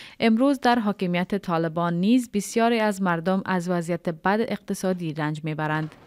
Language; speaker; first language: Persian; native; Persian